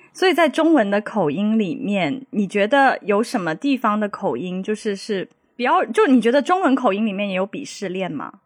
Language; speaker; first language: Chinese; native; Chinese